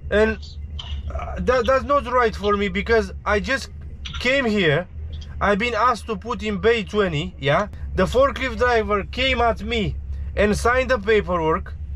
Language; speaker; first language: English; non-native, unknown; Romanian